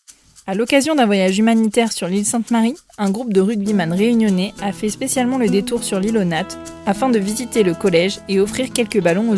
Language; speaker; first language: French; native; French